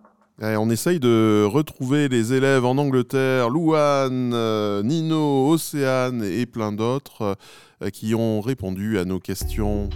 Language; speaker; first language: French; native; French